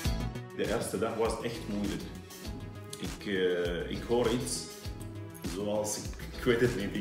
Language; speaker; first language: Dutch; non-native, learner; Arabic